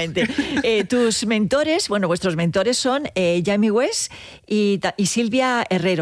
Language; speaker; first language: Spanish; native; Spanish